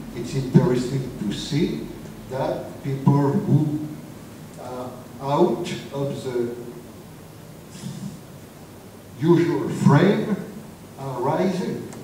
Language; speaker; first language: English; non-native, fluent; French